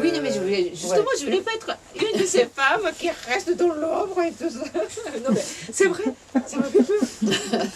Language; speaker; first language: French; non-native, fluent; Japanese